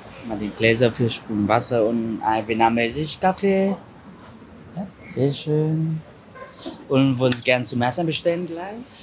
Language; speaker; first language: German; non-native, fluent; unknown